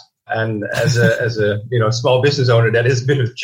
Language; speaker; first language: English; non-native, fluent; Dutch